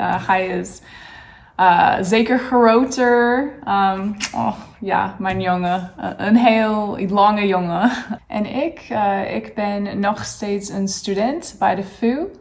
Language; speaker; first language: Dutch; non-native, learner; English